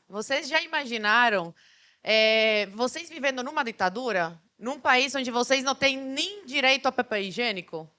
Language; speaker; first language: Portuguese; early bilingual, other home language; Spanish